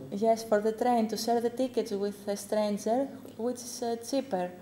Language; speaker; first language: English; non-native, fluent; Greek